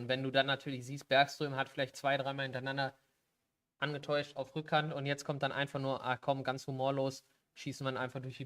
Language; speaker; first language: German; native; German